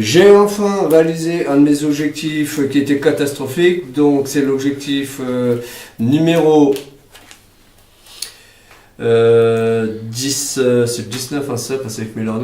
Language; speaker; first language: French; native; French